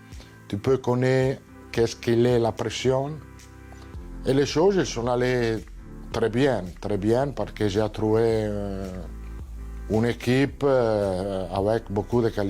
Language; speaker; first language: French; non-native, fluent; Italian